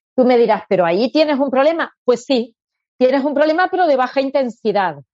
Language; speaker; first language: Spanish; native; Spanish